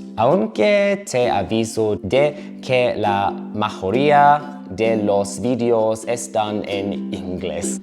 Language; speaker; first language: Spanish; non-native, learner; English